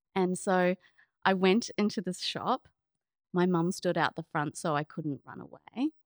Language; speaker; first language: English; native; English